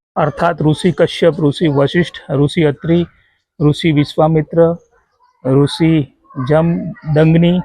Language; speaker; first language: Hindi; non-native, local second language; Gujarati